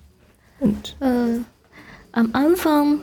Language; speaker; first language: German; non-native, learner; Chinese